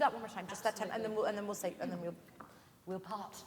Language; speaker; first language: English; native; English